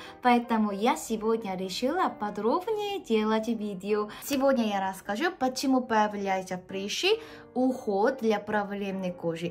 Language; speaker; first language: Russian; non-native, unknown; Korean